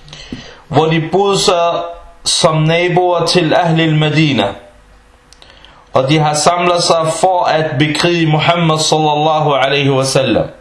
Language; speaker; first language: Danish; non-native, fluent; Arabic